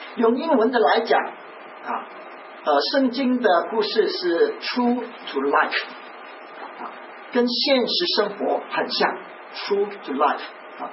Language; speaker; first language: Chinese; native; Chinese